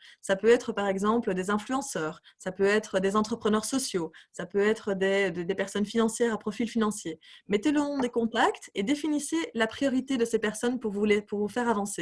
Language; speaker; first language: French; native; French